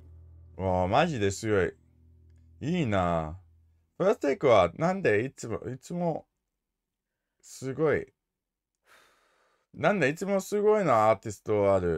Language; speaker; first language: Japanese; non-native, learner; English